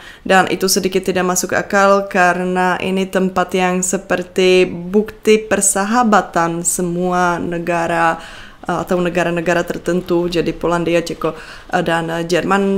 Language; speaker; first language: Indonesian; non-native, fluent; Czech